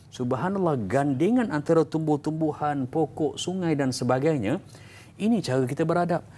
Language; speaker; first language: Malay; native; Malay